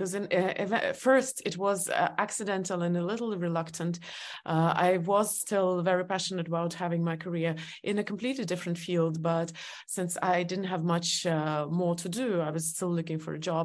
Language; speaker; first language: English; non-native, fluent; Estonian